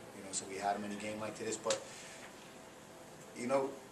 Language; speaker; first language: English; native; English